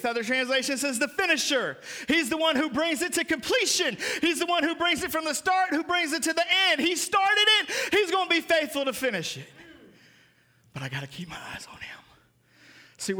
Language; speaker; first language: English; native; English